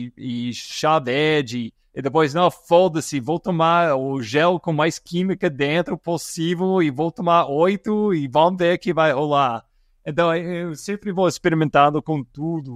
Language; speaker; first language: Portuguese; non-native, fluent; English